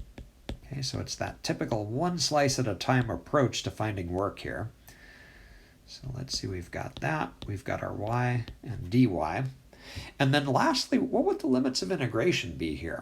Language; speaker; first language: English; native; English